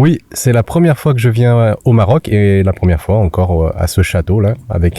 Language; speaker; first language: French; native; French